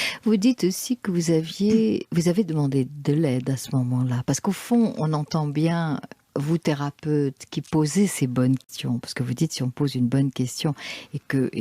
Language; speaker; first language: French; native; French